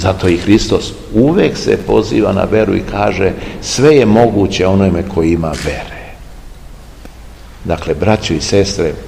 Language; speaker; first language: Serbian; native; Serbian